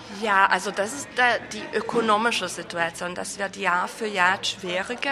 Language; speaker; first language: German; non-native, fluent; Hungarian